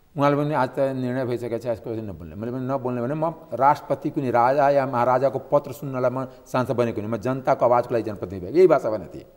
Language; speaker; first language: Nepali; non-native, local second language; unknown